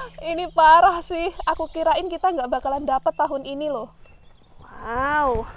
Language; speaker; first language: Indonesian; native; Indonesian